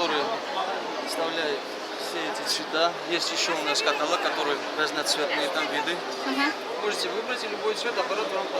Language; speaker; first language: Russian; non-native, fluent; Georgian